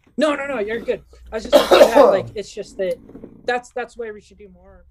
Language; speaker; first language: English; early bilingual, other home language; Spanish